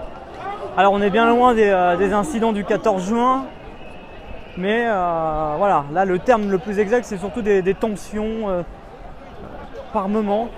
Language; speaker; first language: French; native; French